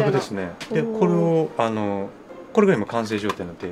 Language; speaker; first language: Japanese; native; Japanese